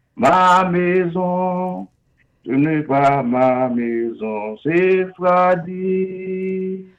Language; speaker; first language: French; non-native, local second language; Haitian Creole